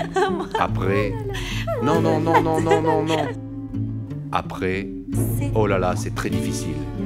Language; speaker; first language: French; non-native, learner; Arabic